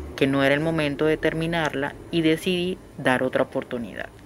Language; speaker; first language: Spanish; native; Spanish